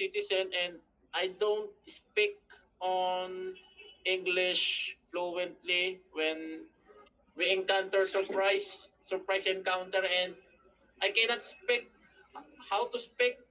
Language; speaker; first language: English; non-native, learner; Filipino